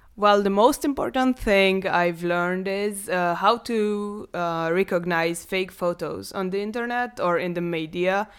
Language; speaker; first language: English; non-native, fluent; Hungarian